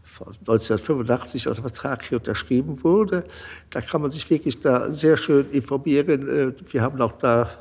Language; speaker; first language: German; non-native, local second language; Luxembourgish